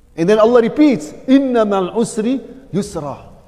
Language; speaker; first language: English; native; English